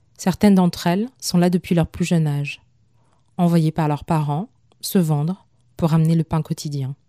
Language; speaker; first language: French; non-native, local second language; Malagasy